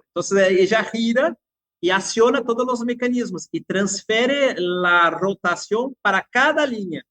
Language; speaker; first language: Spanish; non-native, fluent; Portuguese